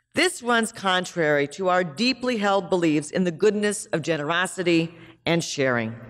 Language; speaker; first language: English; native; English